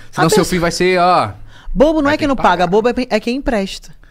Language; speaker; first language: Portuguese; native; Portuguese